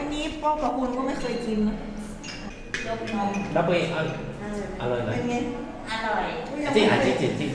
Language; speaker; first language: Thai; non-native, learner; Korean